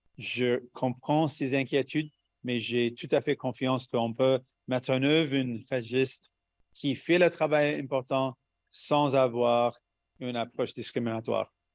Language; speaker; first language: French; non-native, local second language; English